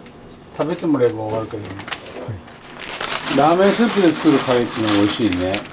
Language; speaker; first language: Japanese; native; Japanese